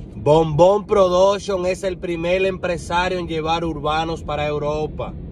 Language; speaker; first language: Spanish; native; Spanish